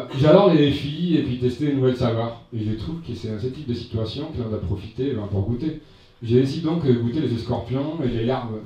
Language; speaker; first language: French; non-native, fluent; Spanish